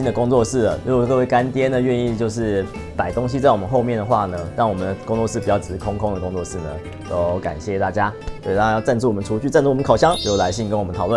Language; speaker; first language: Chinese; native; Chinese